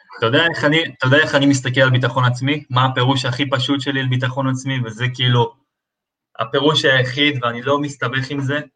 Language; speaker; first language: Hebrew; early bilingual, other home language; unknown